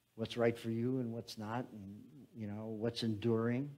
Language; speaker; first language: English; native; English